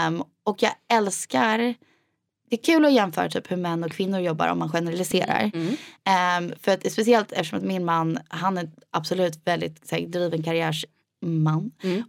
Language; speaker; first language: Swedish; early bilingual, heritage; Swedish